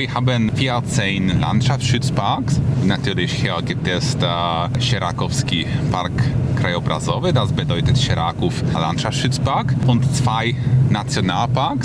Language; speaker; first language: German; non-native, fluent; Polish